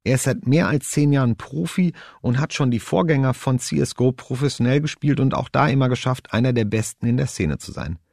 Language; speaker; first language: German; native; German